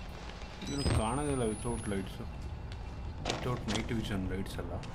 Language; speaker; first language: Kannada; native; Kannada